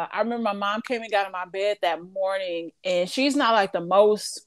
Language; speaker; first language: English; native; English